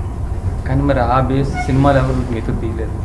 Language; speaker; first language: Telugu; native; Telugu